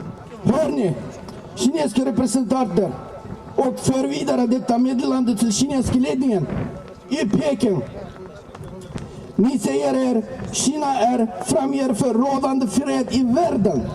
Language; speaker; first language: Swedish; non-native, learner; Uyghur